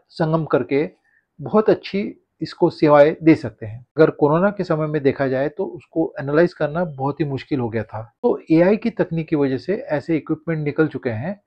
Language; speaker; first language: Hindi; non-native, local second language; Marathi